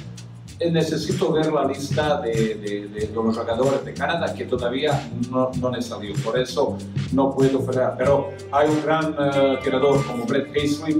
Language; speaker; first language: Spanish; non-native, fluent; Croatian